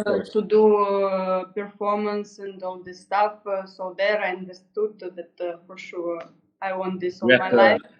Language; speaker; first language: English; non-native, learner; Russian